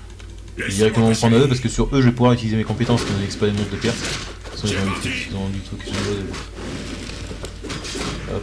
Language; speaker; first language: French; native; French